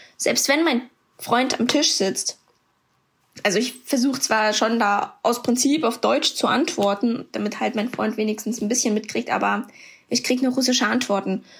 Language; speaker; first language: German; early bilingual, other home language; Russian